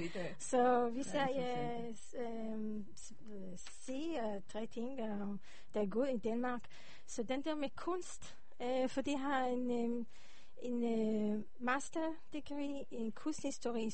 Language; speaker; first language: Danish; non-native, learner; Hebrew